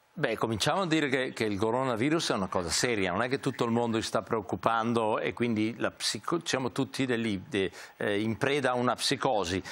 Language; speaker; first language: Italian; native; Italian